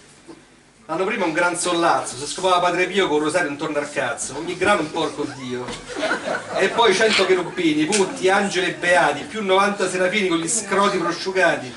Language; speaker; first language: Italian; native; Italian